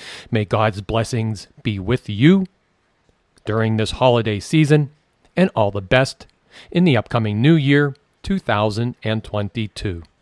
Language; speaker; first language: English; native; English